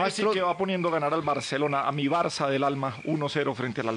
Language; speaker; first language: Spanish; native; Spanish